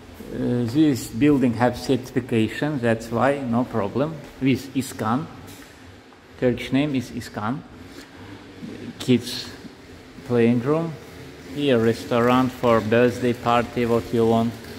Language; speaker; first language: English; non-native, learner; Russian